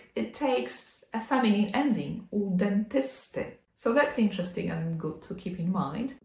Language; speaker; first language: English; non-native, fluent; Polish